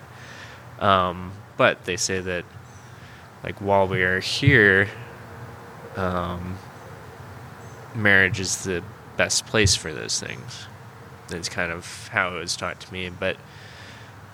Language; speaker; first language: English; native; English